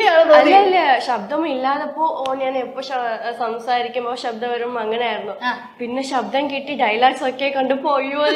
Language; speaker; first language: Malayalam; non-native, learner; Tamil